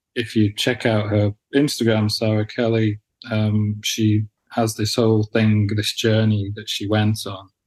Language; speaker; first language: English; native; English